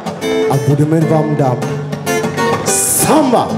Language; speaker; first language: Czech; non-native, learner; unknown